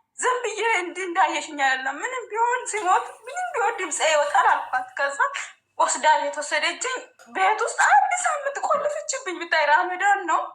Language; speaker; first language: Amharic; non-native, local second language; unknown